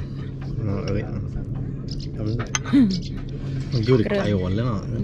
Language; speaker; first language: Swedish; native; Swedish